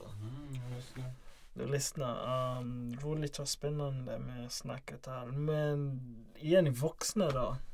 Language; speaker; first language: Swedish; non-native, local second language; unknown